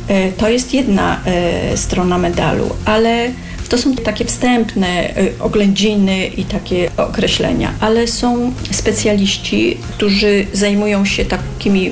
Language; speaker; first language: Polish; native; Polish